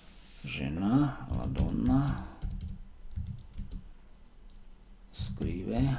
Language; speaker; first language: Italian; non-native, learner; Slovak